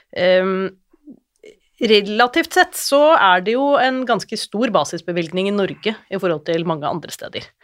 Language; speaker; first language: Norwegian; native; Norwegian